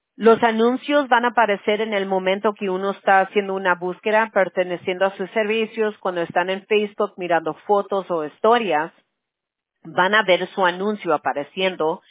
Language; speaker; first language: Spanish; early bilingual, other home language; English